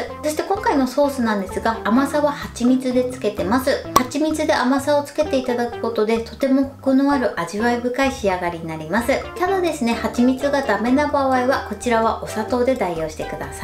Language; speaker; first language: Japanese; native; Japanese